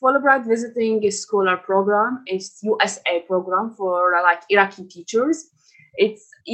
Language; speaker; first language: English; non-native, fluent; Arabic